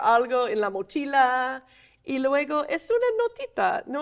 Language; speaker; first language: Spanish; non-native, fluent; English